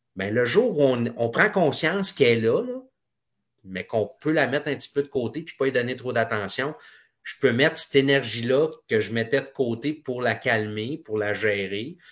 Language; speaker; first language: French; native; French